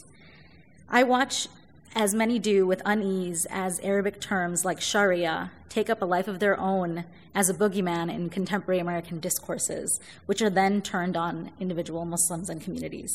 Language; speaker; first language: English; native; English